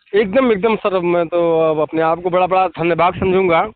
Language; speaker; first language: Hindi; native; Hindi